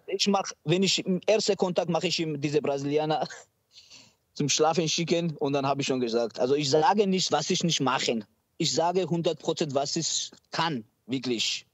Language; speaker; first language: German; non-native, learner; Georgian